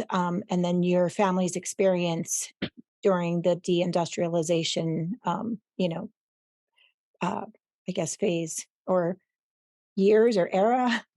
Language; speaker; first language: English; early bilingual, other home language; Spanish